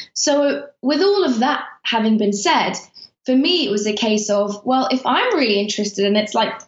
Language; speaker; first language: English; early bilingual, other home language; Persian